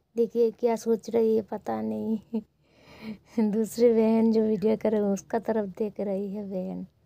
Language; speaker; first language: Hindi; non-native, local second language; Bangla